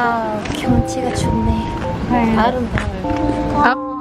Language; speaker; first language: Korean; non-native, learner; Filipino